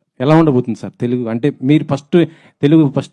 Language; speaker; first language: Telugu; native; Telugu